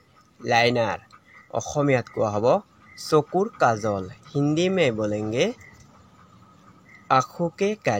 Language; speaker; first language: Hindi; non-native, local second language; Assamese